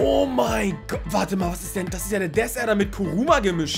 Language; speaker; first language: German; native; German